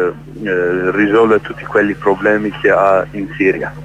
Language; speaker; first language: Italian; non-native, learner; Kurdish